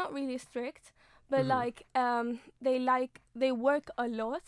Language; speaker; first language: English; non-native, fluent; Spanish